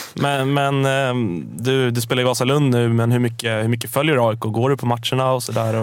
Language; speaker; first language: Swedish; native; Swedish